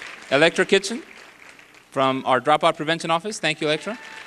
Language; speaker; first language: English; early bilingual, other home language; Spanish